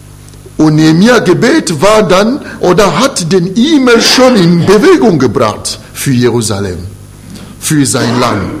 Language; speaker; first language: German; non-native, fluent; French